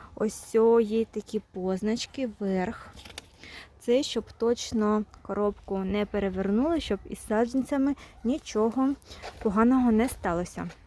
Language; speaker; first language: Ukrainian; non-native, local second language; Russian